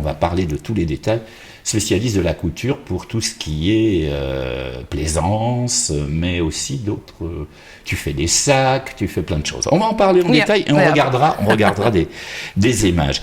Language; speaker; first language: French; native; French